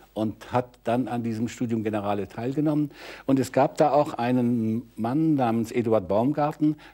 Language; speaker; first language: German; native; German